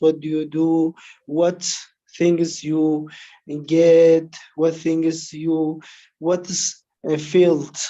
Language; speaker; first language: English; non-native, learner; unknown